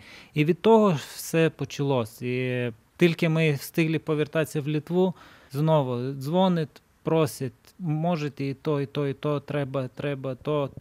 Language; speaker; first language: Ukrainian; non-native, fluent; Lithuanian